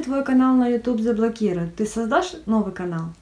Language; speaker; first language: Russian; native; Russian